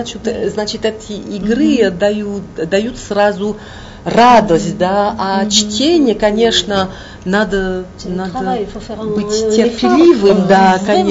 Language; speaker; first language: Russian; non-native, fluent; French